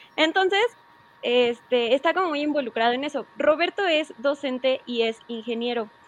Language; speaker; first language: Spanish; native; Spanish